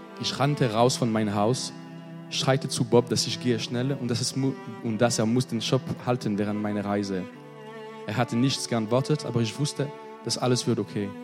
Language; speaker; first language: German; non-native, learner; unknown